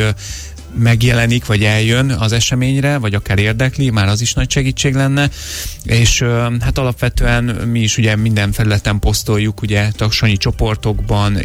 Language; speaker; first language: Hungarian; native; Hungarian